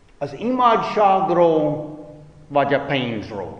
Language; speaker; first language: Hungarian; non-native, fluent; English